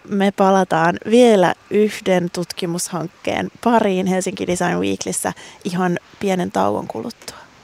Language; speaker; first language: Finnish; native; Finnish